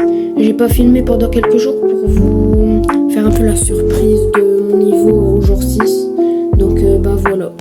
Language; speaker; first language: French; native; French